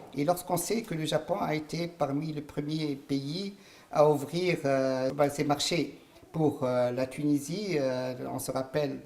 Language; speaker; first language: French; non-native, local second language; Arabic